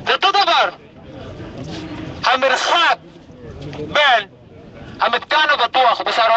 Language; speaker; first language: Hebrew; non-native, fluent; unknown